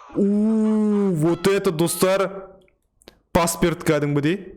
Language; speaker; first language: Russian; non-native, local second language; Kazakh